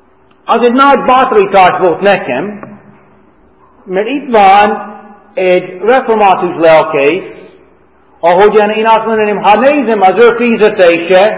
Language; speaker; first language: Hungarian; non-native, fluent; English